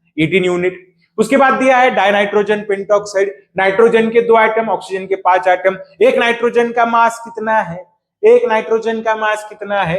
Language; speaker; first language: Hindi; non-native, local second language; Marathi